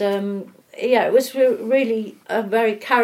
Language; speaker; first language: English; native; English